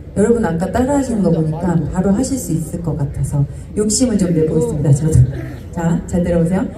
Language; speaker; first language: Korean; native; Korean